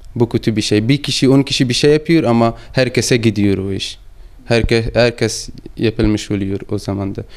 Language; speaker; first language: Turkish; non-native, learner; Persian